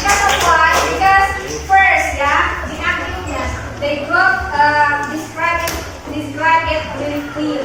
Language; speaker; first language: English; non-native, fluent; Indonesian